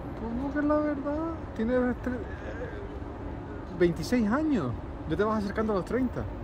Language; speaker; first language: Spanish; native; Spanish